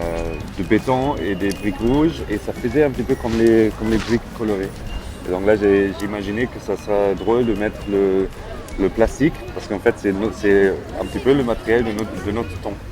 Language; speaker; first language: French; non-native, fluent; German